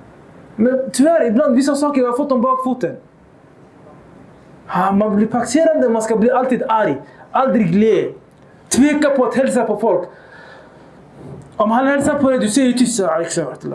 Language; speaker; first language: Swedish; early bilingual, other home language; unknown